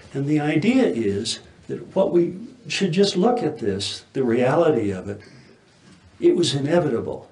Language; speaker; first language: English; native; English